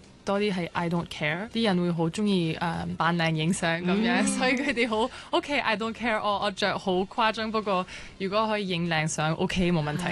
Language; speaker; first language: Cantonese; early bilingual, other home language; French